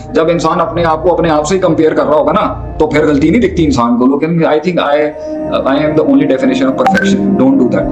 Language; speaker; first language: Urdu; non-native, local second language; Punjabi